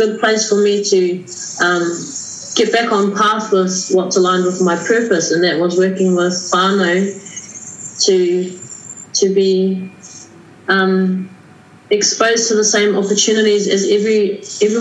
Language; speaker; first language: English; native; English